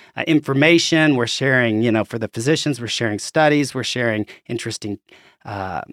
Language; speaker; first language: English; native; English